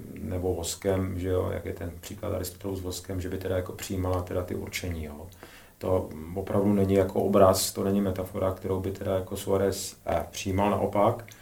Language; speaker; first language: Czech; native; Czech